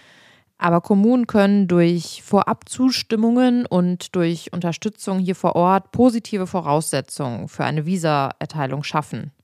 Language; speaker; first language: German; native; German